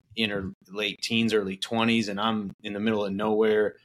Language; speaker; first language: English; native; English